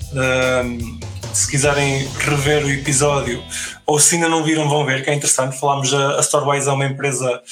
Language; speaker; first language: Portuguese; non-native, fluent; Dutch